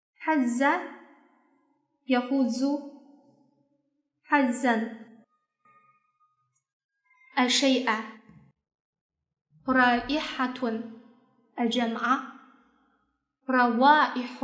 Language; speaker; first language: Arabic; non-native, fluent; Chinese